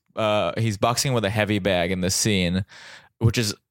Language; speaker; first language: English; non-native, local second language; Hindi